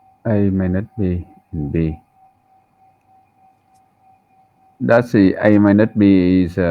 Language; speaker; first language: English; non-native, learner; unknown